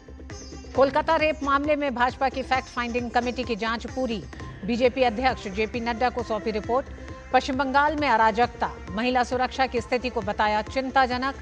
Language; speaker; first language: Hindi; native; Hindi